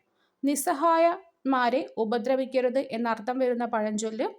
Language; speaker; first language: Malayalam; native; Malayalam